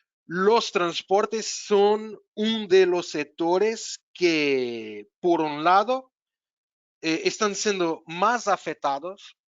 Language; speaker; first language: Spanish; non-native, fluent; Portuguese